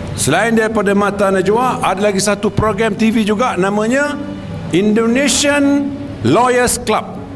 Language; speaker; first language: Malay; native; Malay